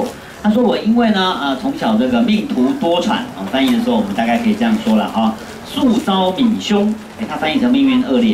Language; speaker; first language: Chinese; native; Chinese